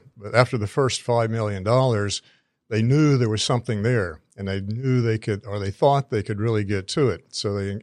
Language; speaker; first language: English; native; English